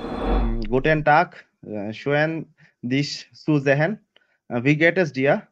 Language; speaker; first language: German; non-native, learner; Bangla